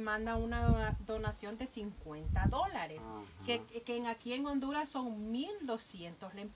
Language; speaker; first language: Spanish; native; Spanish